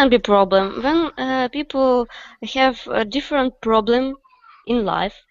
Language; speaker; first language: English; non-native, learner; Russian